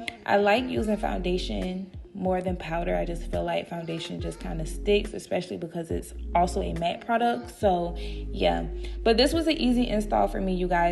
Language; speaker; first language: English; native; English